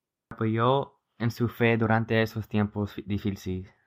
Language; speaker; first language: Spanish; early bilingual, heritage; Spanish